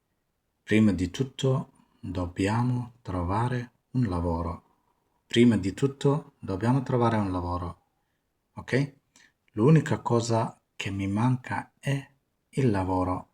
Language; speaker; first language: Italian; non-native, fluent; Somali